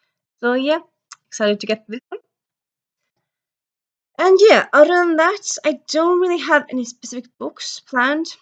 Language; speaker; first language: English; early bilingual, heritage; Norwegian